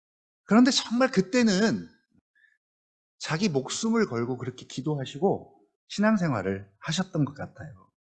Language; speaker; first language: Korean; native; Korean